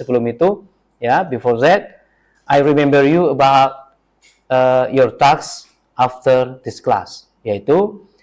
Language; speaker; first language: English; non-native, learner; Indonesian